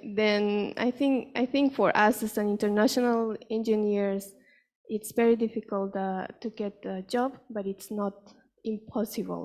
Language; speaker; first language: English; non-native, fluent; Spanish